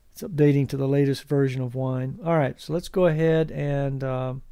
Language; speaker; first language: English; native; English